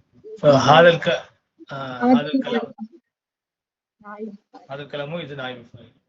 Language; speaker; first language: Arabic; non-native, fluent; Tamil